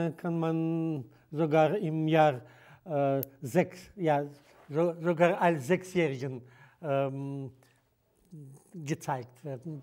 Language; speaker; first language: German; non-native, fluent; Russian